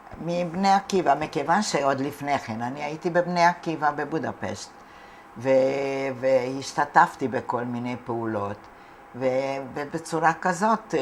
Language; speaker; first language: Hebrew; non-native, fluent; Hungarian